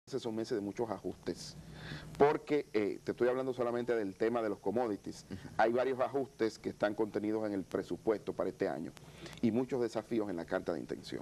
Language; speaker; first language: Spanish; native; Spanish